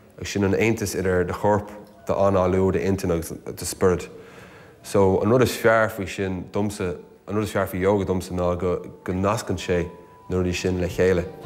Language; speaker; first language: Irish; native; Irish